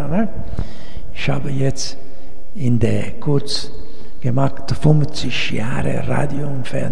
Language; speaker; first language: German; non-native, learner; Italian